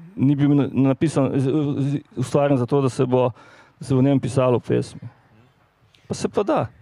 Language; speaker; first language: Slovenian; native; Slovenian